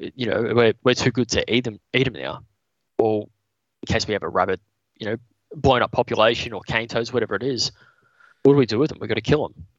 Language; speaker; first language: English; native; English